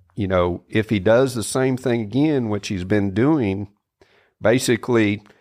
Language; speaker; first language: English; native; English